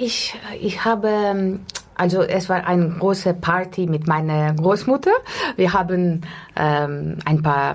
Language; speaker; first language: German; non-native, learner; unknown